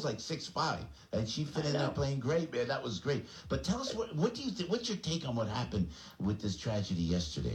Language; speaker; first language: English; native; English